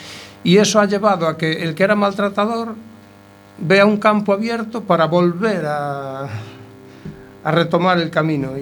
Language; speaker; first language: Spanish; native; Spanish